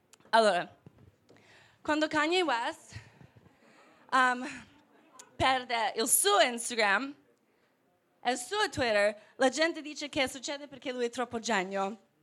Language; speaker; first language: Italian; native; Italian